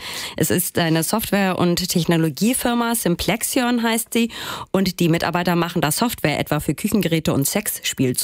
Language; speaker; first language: German; native; German